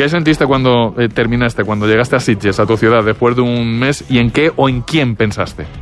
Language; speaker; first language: Spanish; native; Spanish